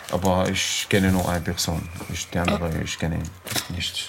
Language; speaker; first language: German; non-native, learner; Arabic